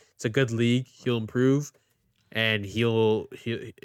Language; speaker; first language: English; early bilingual, other home language; Maltese